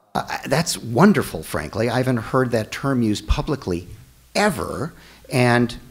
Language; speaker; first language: English; native; English